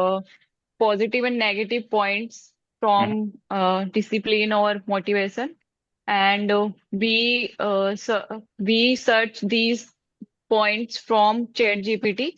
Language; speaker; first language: English; non-native, learner; Hindi